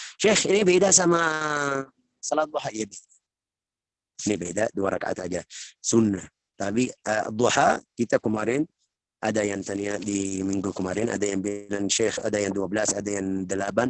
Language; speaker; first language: Indonesian; non-native, learner; Arabic